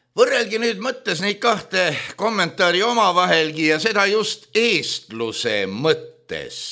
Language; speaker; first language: Estonian; native; Estonian